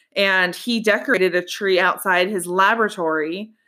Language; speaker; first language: English; native; English